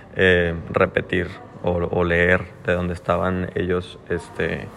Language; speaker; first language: Spanish; native; Spanish